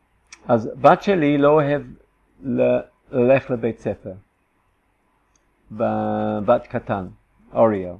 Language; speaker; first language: Hebrew; non-native, fluent; English